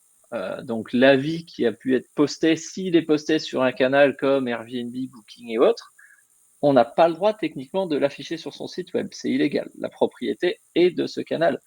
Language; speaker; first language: French; native; French